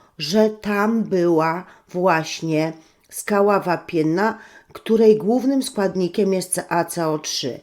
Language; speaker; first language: Polish; native; Polish